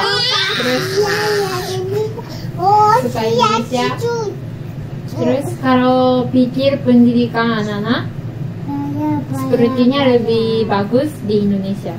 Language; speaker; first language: Indonesian; non-native, learner; Japanese